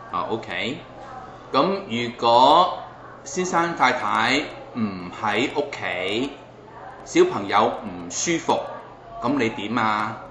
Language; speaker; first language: Cantonese; native; Cantonese